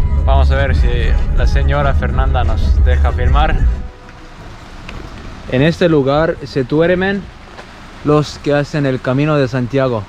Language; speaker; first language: Spanish; non-native, fluent; Estonian